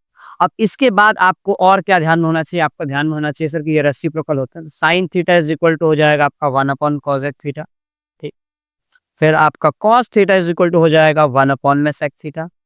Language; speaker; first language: Hindi; non-native, local second language; Gujarati